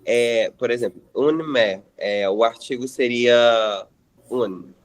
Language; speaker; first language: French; non-native, learner; Portuguese